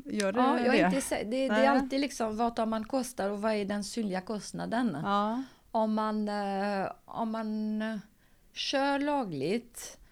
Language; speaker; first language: Swedish; non-native, fluent; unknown